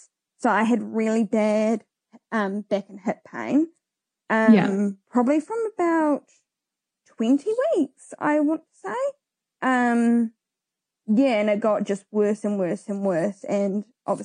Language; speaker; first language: English; native; English